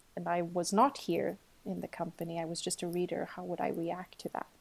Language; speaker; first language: English; non-native, fluent; Portuguese